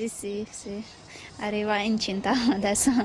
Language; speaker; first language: Italian; non-native, learner; Ukrainian